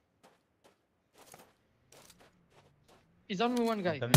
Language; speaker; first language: English; non-native, learner; Portuguese